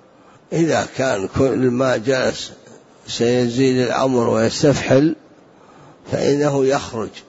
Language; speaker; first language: Arabic; native; Arabic